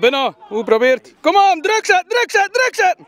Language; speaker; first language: Dutch; native; Dutch